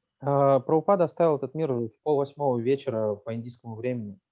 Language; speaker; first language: Russian; native; Russian